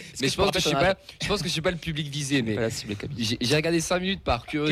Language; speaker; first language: French; native; French